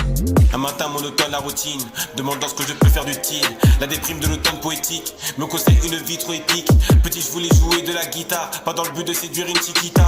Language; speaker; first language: French; native; French